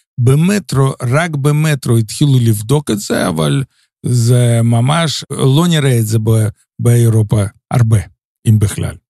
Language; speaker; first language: Hebrew; non-native, fluent; Russian